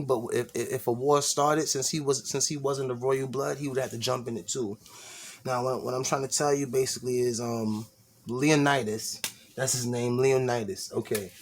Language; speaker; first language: English; native; English